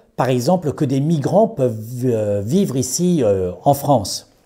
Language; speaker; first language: French; native; French